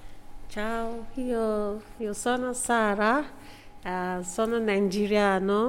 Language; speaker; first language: Italian; non-native, learner; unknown